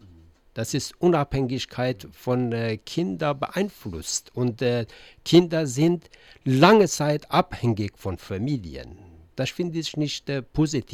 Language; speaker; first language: German; non-native, learner; Persian